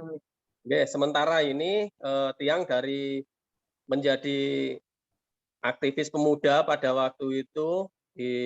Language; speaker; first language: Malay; non-native, local second language; Javanese